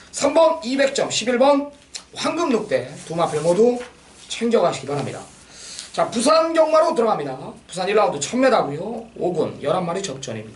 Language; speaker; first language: Korean; native; Korean